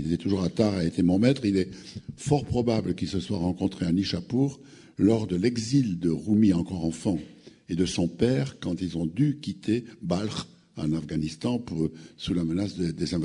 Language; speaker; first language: French; native; French